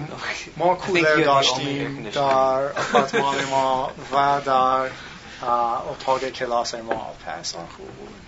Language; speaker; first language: Persian; non-native, learner; English